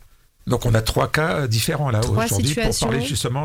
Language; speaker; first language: French; native; French